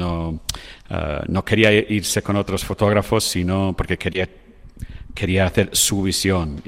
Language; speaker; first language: Spanish; non-native, fluent; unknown